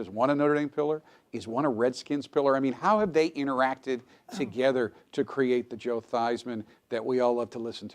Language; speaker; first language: English; native; English